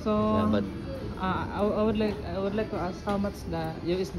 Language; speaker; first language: English; non-native, learner; Filipino